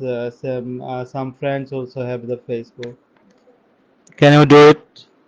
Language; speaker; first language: English; non-native, local second language; Sylheti